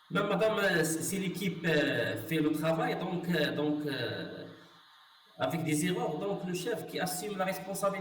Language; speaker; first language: French; non-native, local second language; Arabic